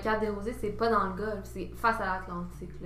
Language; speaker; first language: French; native; French